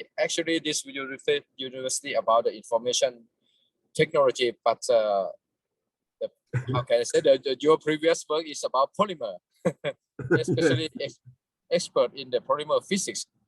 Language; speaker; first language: English; non-native, fluent; Thai